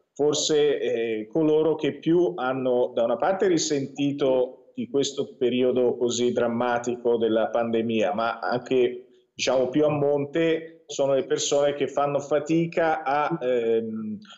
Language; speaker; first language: Italian; native; Italian